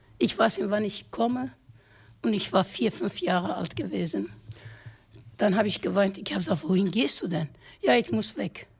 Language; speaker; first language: German; non-native, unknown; Kurdish